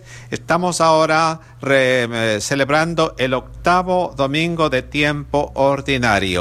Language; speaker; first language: Spanish; native; Spanish